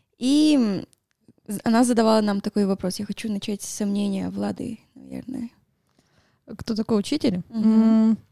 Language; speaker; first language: Russian; non-native, fluent; Spanish